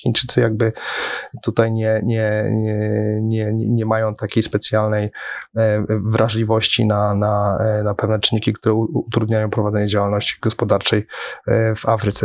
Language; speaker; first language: Polish; native; Polish